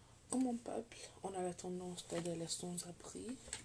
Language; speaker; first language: French; non-native, learner; English